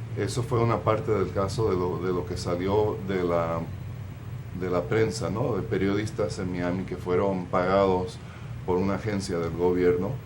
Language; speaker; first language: Spanish; early bilingual, heritage; Spanish